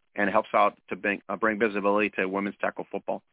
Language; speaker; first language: English; early bilingual, other home language; Spanish